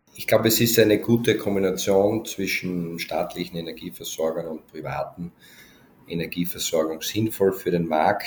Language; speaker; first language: German; native; German